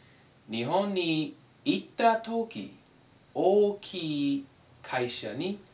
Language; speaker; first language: Japanese; non-native, fluent; English